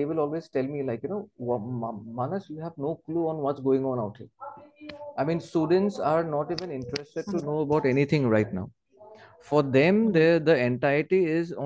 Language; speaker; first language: English; non-native, local second language; Assamese